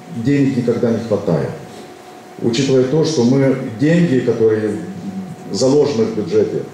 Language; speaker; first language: Russian; non-native, local second language; Romanian